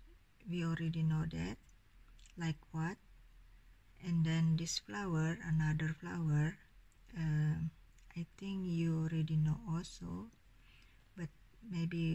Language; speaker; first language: English; non-native, learner; Indonesian